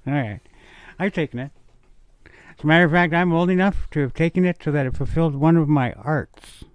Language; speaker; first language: English; native; English